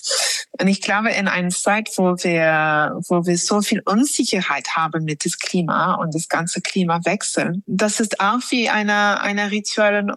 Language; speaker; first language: German; non-native, fluent; English